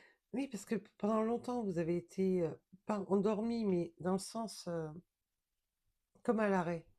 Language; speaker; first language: French; native; French